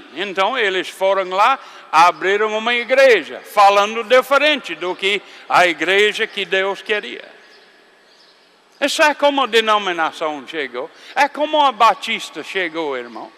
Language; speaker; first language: Portuguese; non-native, fluent; English